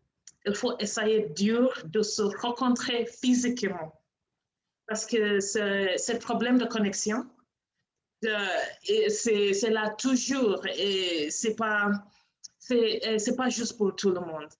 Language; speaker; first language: French; non-native, learner; English